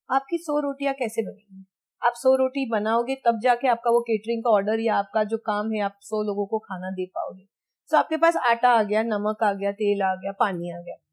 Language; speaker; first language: Hindi; non-native, local second language; Gujarati